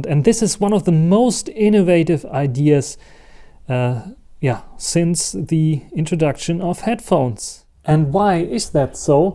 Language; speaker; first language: English; non-native, fluent; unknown